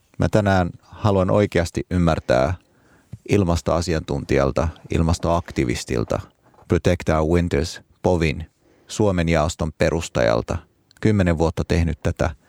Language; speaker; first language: Finnish; early bilingual, other home language; Arabic